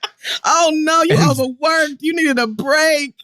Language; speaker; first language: English; native; English